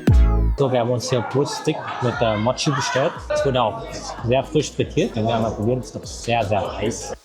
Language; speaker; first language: German; native; German